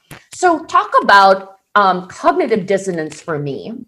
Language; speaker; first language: English; non-native, local second language; Filipino